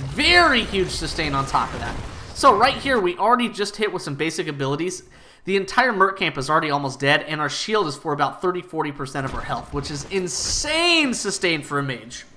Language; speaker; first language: English; native; English